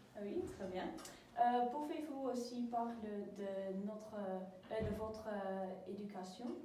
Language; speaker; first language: French; non-native, learner; Dutch